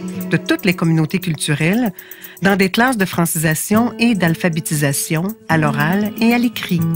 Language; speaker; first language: French; native; French